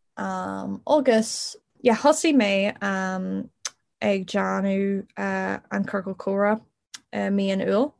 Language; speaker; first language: Irish; non-native, local second language; English